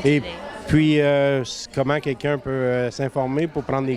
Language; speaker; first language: French; native; French